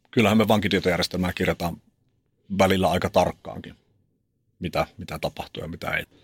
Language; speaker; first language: Finnish; native; Finnish